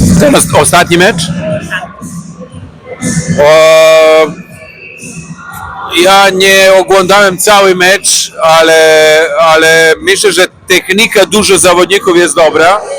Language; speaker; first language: Polish; non-native, learner; Serbian